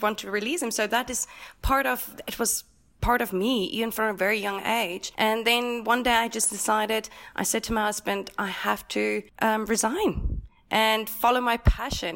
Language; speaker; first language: English; non-native, local second language; Afrikaans